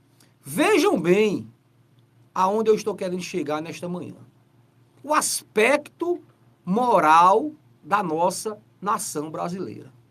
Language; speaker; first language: Portuguese; native; Portuguese